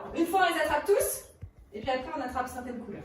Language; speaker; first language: French; native; French